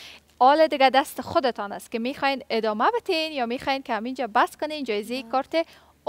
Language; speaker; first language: Persian; native; Persian